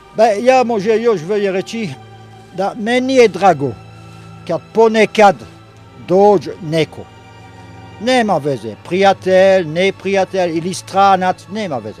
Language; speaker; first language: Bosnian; non-native, learner; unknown